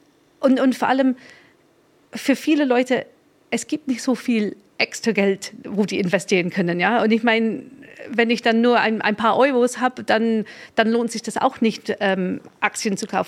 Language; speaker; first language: German; non-native, fluent; English